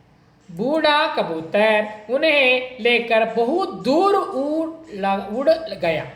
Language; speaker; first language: Hindi; non-native, local second language; Kannada